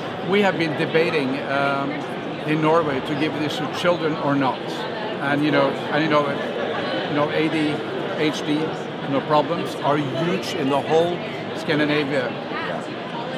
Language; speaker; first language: English; non-native, fluent; Norwegian